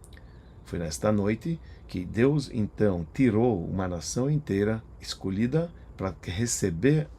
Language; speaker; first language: Portuguese; native; Portuguese